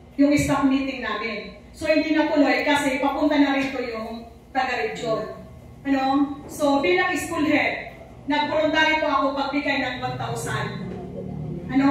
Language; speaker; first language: Filipino; non-native, local second language; Waray